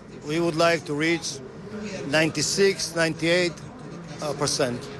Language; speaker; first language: English; non-native, fluent; Hebrew